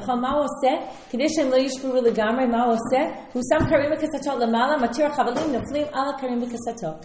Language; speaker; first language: Hebrew; non-native, fluent; English